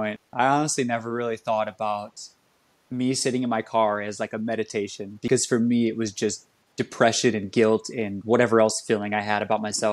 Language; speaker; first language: English; native; English